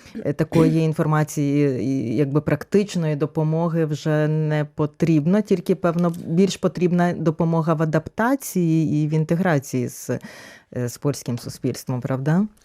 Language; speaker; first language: Ukrainian; native; Ukrainian